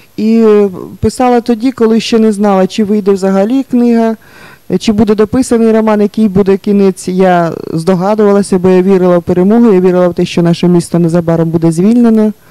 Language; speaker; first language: Ukrainian; native; Ukrainian